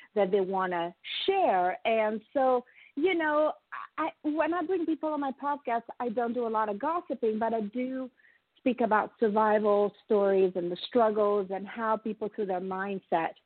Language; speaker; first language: English; non-native, fluent; Italian